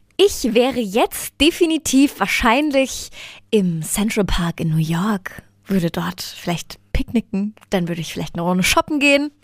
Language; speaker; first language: German; native; German